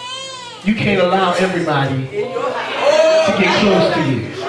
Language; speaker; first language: English; native; English